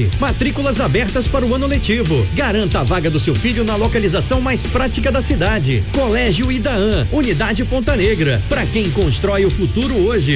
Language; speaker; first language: Portuguese; native; Portuguese